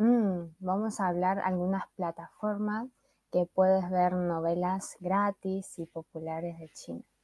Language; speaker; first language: Spanish; non-native, fluent; Chinese